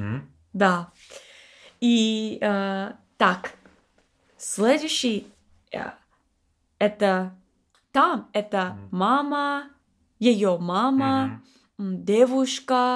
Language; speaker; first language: Russian; non-native, learner; English